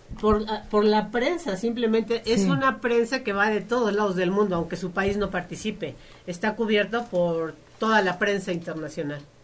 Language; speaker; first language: Spanish; native; Spanish